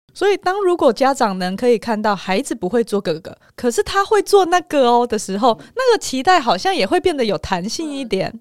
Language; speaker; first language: Chinese; native; Chinese